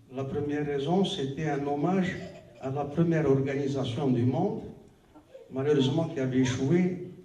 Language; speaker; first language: French; non-native, local second language; Arabic